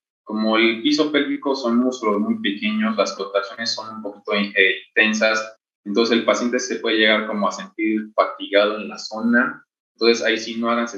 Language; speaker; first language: Spanish; native; Spanish